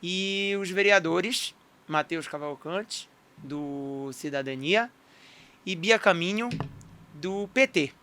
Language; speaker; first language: Portuguese; native; Portuguese